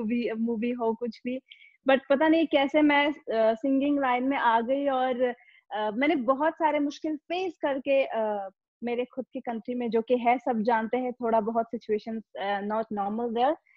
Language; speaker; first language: Hindi; non-native, fluent; Pashto